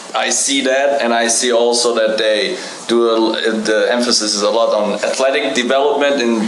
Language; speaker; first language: English; non-native, fluent; German